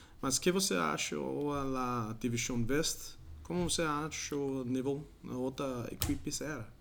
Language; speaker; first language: Portuguese; non-native, learner; Danish